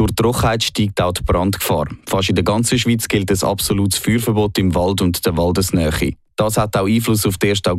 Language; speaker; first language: German; native; German